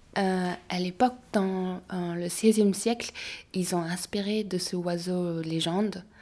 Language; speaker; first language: French; non-native, learner; Mongolian